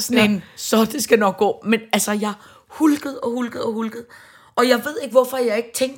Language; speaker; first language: Danish; native; Danish